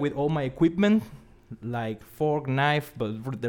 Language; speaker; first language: English; non-native, fluent; Spanish